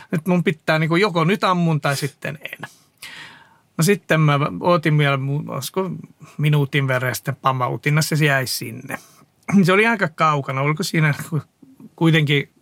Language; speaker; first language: Finnish; non-native, fluent; Hungarian